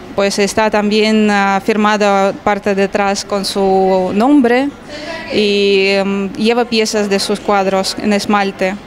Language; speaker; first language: Spanish; non-native, fluent; Russian